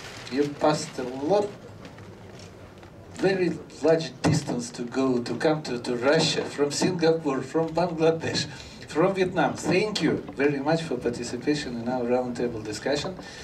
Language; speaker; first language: English; non-native, fluent; Russian